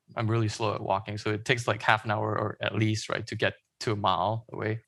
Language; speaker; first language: English; non-native, local second language; Chinese